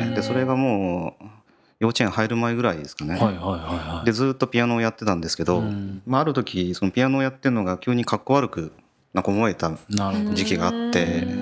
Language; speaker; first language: Japanese; native; Japanese